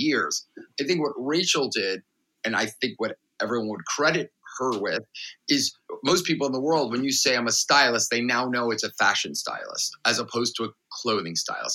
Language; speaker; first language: English; native; English